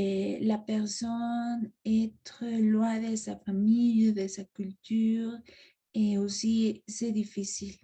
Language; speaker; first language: French; non-native, learner; Spanish